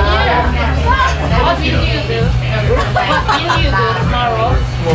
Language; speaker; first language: English; non-native, learner; Korean